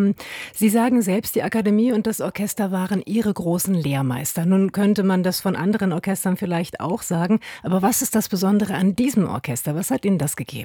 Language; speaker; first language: German; native; German